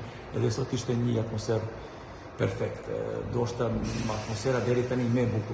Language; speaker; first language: Albanian; non-native, learner; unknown